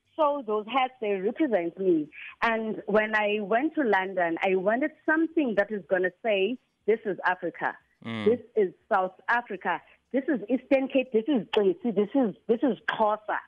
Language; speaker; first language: English; non-native, local second language; Xhosa